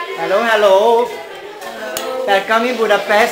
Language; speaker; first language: English; non-native, learner; Hungarian